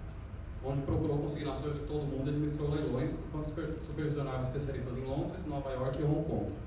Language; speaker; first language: Portuguese; native; Portuguese